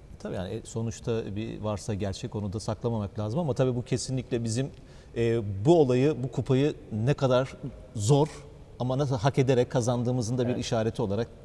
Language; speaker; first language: Turkish; native; Turkish